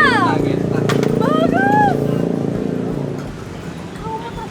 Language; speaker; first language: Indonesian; non-native, learner; Japanese